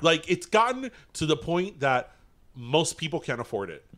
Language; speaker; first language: English; early bilingual, other home language; Spanish